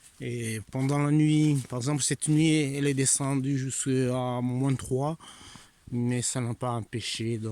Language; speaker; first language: French; non-native, fluent; Italian